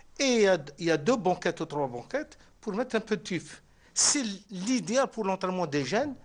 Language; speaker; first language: French; non-native, local second language; Arabic